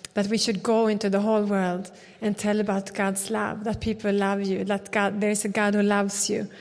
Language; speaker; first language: English; non-native, fluent; Swedish